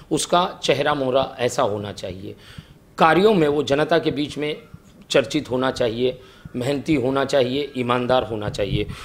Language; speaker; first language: Hindi; non-native, local second language; Marathi